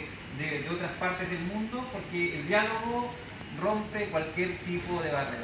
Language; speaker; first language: Spanish; native; Spanish